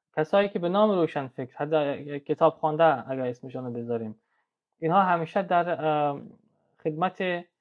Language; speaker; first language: Persian; native; Persian